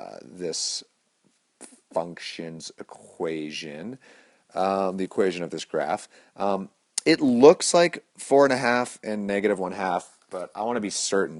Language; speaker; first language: English; native; English